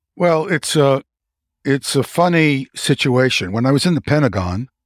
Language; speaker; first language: English; native; English